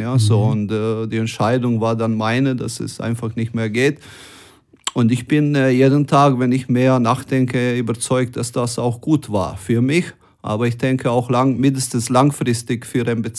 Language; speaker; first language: German; non-native, fluent; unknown